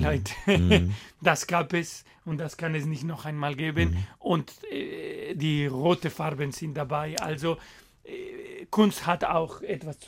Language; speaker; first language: German; non-native, fluent; Spanish